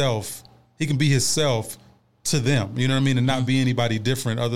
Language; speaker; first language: English; native; English